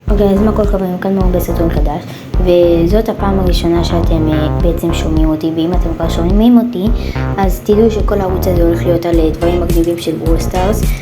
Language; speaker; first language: Hebrew; native; Hebrew